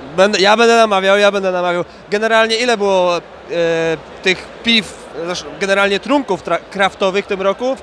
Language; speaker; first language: Polish; native; Polish